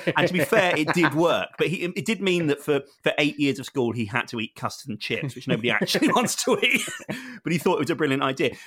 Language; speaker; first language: English; native; English